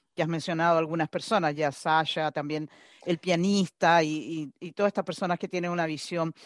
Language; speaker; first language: Spanish; native; Spanish